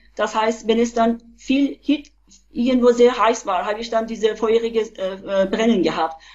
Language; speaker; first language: German; non-native, fluent; Persian